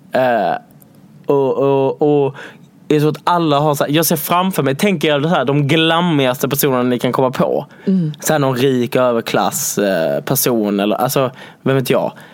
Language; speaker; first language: Swedish; native; Swedish